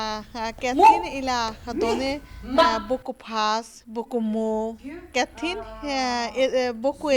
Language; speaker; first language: French; non-native, learner; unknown